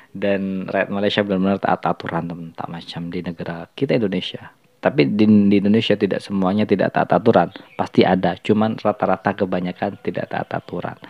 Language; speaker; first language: Indonesian; native; Indonesian